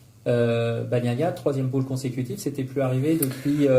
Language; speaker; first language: French; native; French